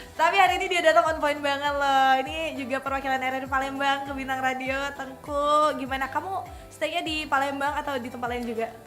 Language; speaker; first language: Indonesian; native; Indonesian